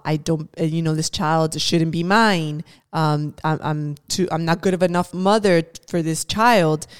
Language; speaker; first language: English; early bilingual, other home language; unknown